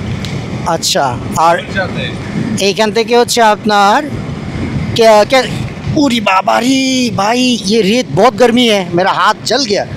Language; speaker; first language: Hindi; non-native, learner; Bangla